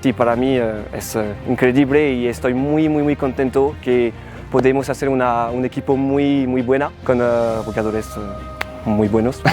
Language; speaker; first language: Spanish; non-native, learner; French